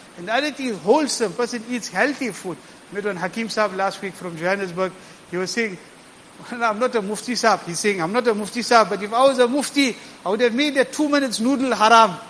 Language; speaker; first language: English; native; English